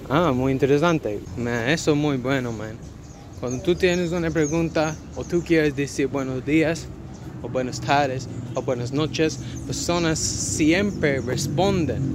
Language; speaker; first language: Spanish; non-native, learner; English